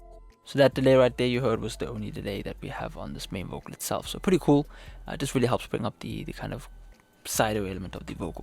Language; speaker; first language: English; native; English